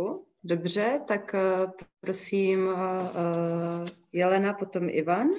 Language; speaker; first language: Czech; native; Czech